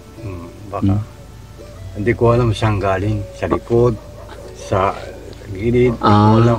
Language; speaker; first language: Filipino; non-native, learner; Japanese